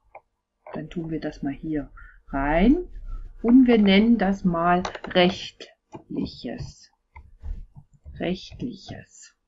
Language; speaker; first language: German; native; German